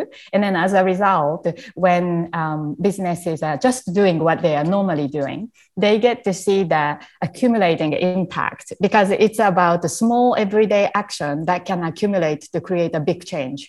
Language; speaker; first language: English; non-native, fluent; Japanese